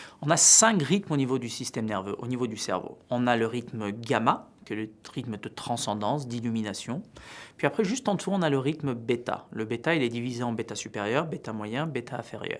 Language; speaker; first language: French; native; French